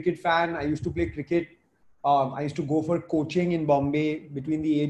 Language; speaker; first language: English; non-native, local second language; Hindi